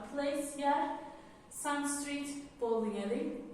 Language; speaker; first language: English; non-native, fluent; Turkish